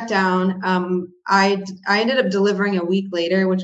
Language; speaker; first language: English; native; English